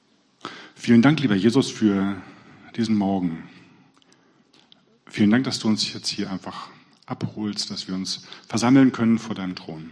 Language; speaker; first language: German; native; German